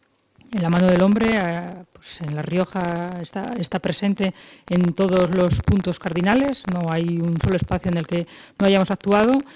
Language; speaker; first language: Spanish; native; Spanish